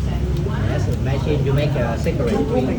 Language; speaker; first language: English; non-native, fluent; Vietnamese